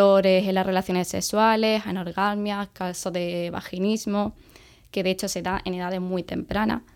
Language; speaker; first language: Spanish; native; Spanish